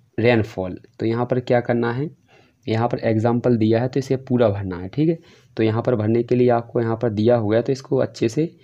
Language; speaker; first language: Hindi; native; Hindi